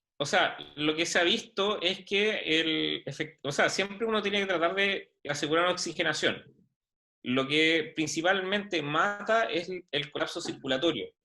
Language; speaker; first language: Spanish; native; Spanish